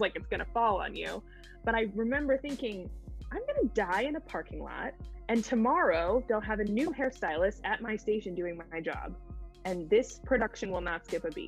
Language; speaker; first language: English; native; English